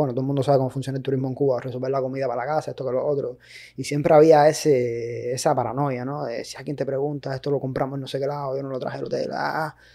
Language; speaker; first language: Spanish; native; Spanish